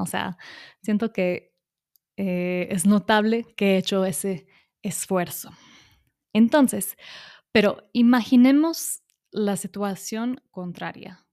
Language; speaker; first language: Spanish; non-native, fluent; English